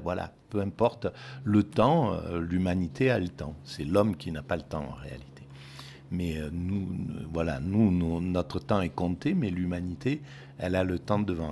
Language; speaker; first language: French; native; French